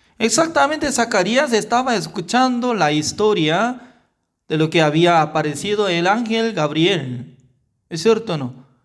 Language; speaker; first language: Spanish; non-native, fluent; Korean